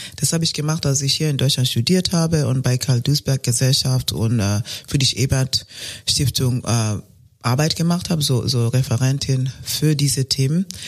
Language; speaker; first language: German; non-native, fluent; Luo (Kenya and Tanzania)